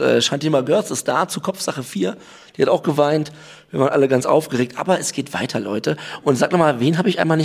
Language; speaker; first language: German; native; German